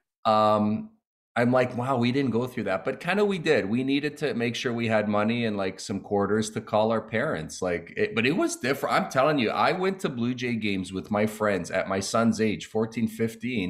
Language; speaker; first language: English; early bilingual, other home language; Italian